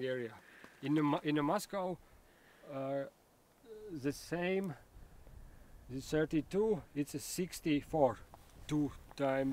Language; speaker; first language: English; non-native, learner; Latvian